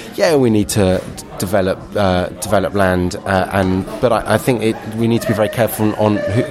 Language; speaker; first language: English; native; English